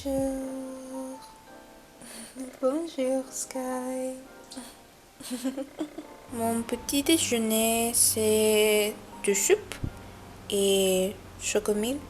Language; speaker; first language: French; non-native, learner; Spanish